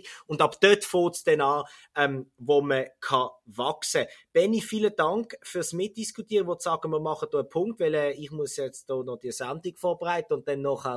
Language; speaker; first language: German; native; German